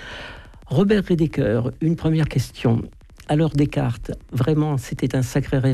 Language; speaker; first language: French; native; French